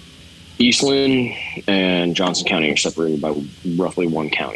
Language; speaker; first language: English; native; English